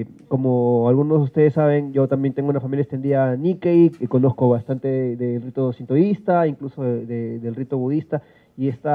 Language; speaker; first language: Spanish; native; Spanish